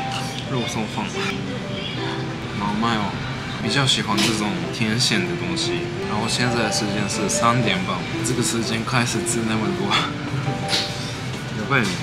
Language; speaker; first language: Chinese; early bilingual, heritage; Japanese